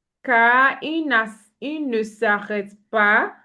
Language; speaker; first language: French; non-native, fluent; English